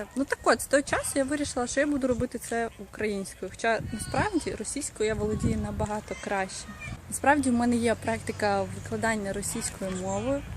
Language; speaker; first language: Ukrainian; non-native, local second language; Russian